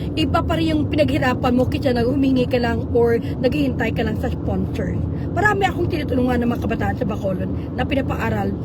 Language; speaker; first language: Filipino; native; Filipino